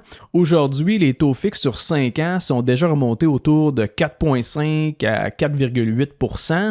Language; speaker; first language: French; native; French